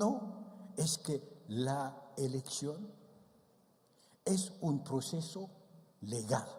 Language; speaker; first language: Spanish; non-native, fluent; Vietnamese